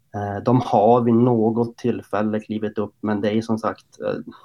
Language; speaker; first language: Swedish; native; Swedish